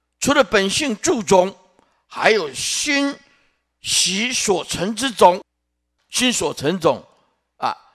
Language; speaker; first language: Chinese; non-native, local second language; Min Nan Chinese